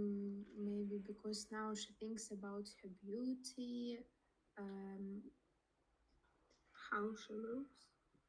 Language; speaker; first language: English; non-native, learner; Russian